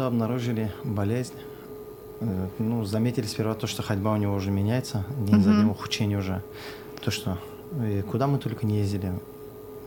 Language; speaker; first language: Russian; non-native, local second language; Azerbaijani